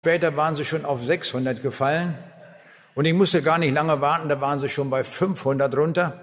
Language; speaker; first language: German; native; German